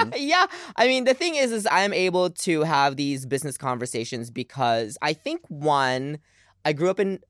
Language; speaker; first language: English; early bilingual, other home language; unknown